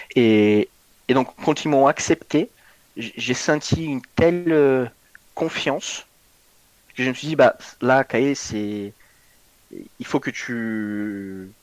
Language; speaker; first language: French; non-native, fluent; Portuguese